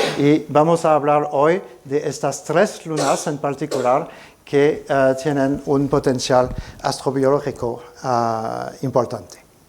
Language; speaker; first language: Spanish; non-native, fluent; French